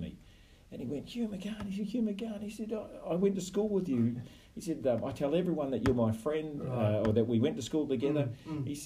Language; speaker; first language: English; native; English